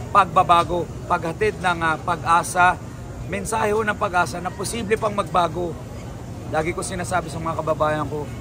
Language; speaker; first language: Filipino; native; Filipino